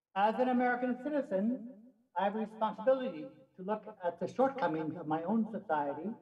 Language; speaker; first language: English; native; English